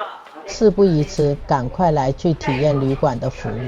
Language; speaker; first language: Chinese; native; Chinese